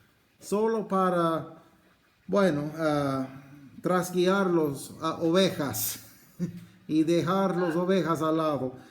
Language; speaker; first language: Spanish; non-native, fluent; English